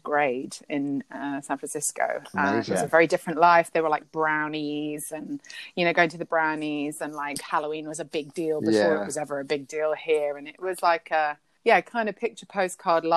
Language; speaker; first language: English; native; English